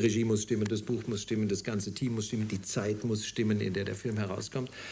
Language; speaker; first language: German; native; German